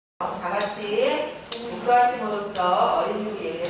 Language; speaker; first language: Korean; native; Korean